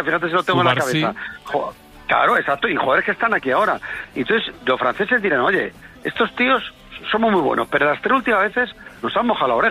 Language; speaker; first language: Spanish; native; Spanish